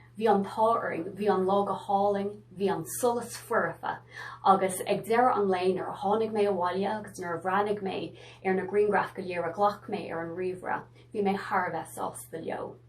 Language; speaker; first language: Irish; native; Irish